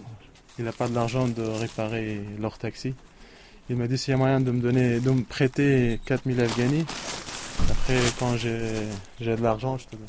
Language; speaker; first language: French; non-native, learner; Persian